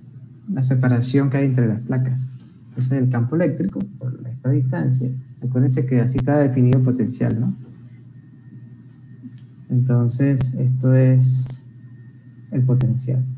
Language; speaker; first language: Spanish; native; Spanish